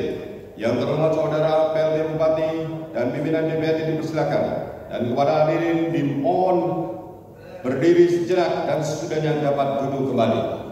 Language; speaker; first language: Indonesian; native; Indonesian